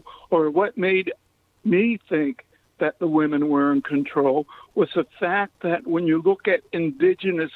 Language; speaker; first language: English; native; English